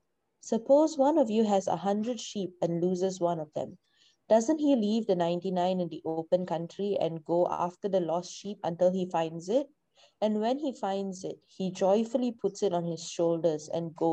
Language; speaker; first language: English; non-native, local second language; Tamil